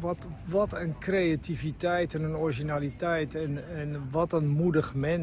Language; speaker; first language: Dutch; native; Dutch